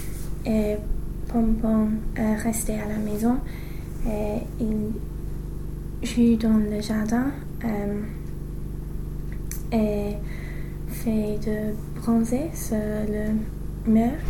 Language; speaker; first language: French; non-native, learner; English